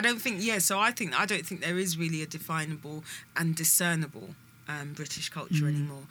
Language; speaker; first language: English; native; English